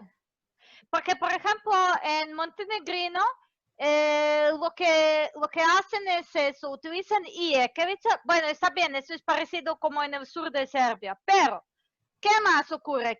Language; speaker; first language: Spanish; non-native, fluent; Serbian